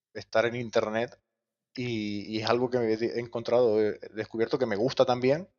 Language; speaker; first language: Spanish; native; Spanish